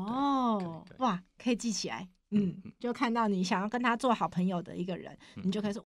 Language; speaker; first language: Chinese; native; Chinese